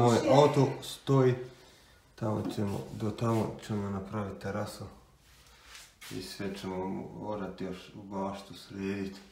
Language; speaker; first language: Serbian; early bilingual, heritage; Serbian